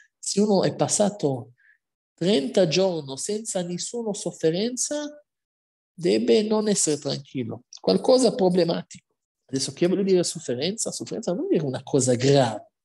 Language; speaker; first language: Italian; non-native, fluent; Hebrew